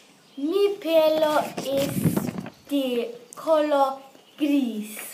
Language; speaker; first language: Spanish; non-native, learner; English